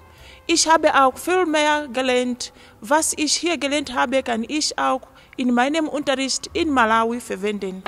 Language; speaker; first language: German; non-native, fluent; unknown